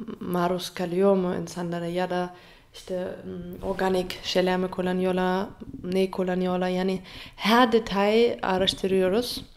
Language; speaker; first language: Turkish; non-native, fluent; German